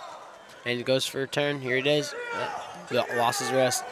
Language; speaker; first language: English; native; English